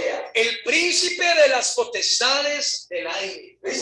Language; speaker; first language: Spanish; native; Spanish